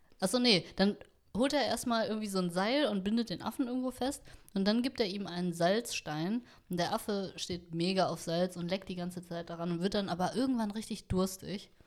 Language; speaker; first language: German; early bilingual, other home language; Vietnamese